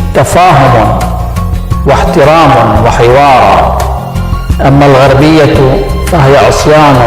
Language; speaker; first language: Arabic; native; Arabic